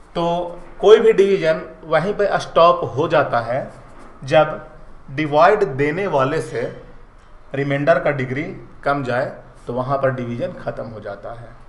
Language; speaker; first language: Hindi; native; Hindi